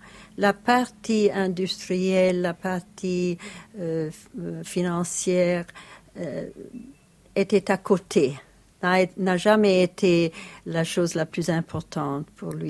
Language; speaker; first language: French; non-native, fluent; Italian